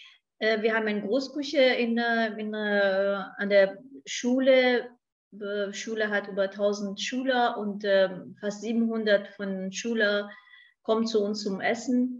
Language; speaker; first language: German; non-native, fluent; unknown